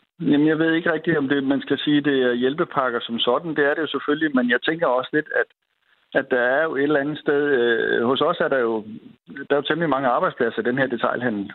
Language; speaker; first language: Danish; native; Danish